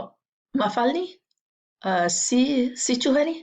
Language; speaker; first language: Albanian; non-native, learner; English